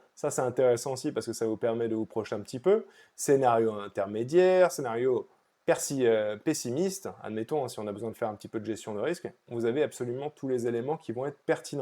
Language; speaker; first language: French; native; French